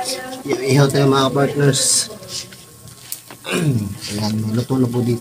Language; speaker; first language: Filipino; native; Filipino